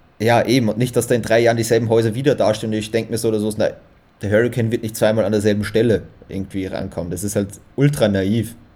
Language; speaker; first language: German; native; German